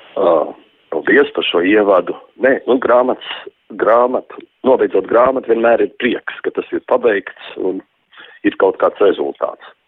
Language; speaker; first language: Latvian; native; Latvian